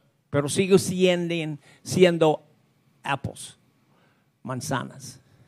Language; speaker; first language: Spanish; non-native, fluent; English